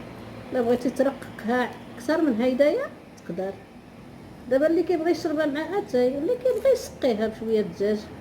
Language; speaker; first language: Arabic; native; Arabic